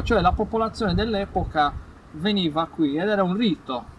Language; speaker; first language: Italian; native; Italian